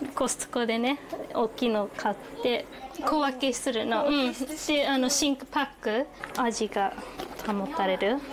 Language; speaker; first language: Japanese; non-native, fluent; English